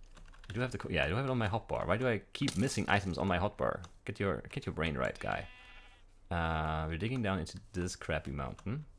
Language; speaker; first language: English; native; English